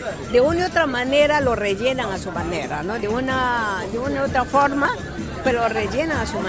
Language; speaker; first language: Spanish; native; Spanish